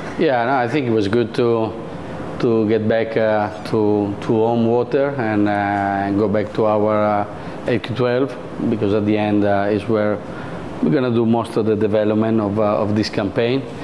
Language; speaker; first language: English; non-native, fluent; Italian